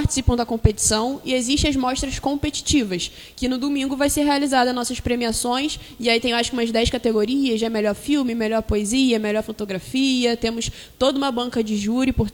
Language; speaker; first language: Portuguese; native; Portuguese